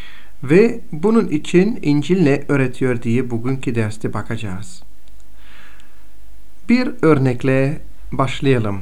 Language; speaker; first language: Turkish; non-native, fluent; Bulgarian